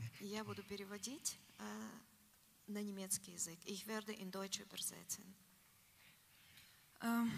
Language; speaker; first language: German; non-native, learner; Russian